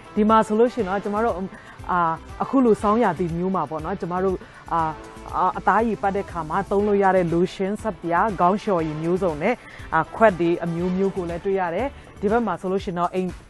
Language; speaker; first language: Burmese; non-native, local second language; Tedim Chin